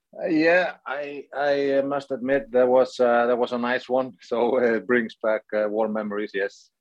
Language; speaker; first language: English; non-native, fluent; Icelandic